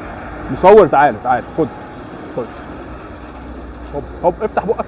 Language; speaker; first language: Arabic; native; Arabic